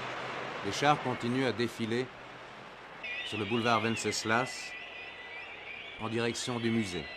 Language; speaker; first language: French; native; French